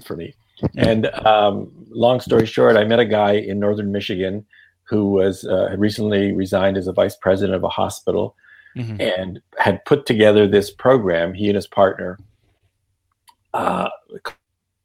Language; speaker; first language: English; non-native, fluent; Yiddish